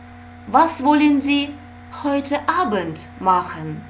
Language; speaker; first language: German; non-native, fluent; Russian